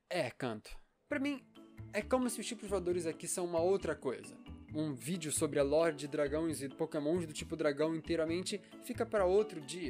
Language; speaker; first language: Portuguese; native; Portuguese